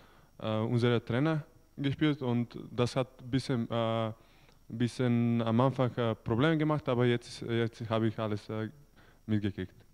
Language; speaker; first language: German; non-native, learner; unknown